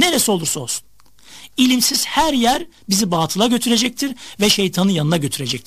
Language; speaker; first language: Turkish; native; Turkish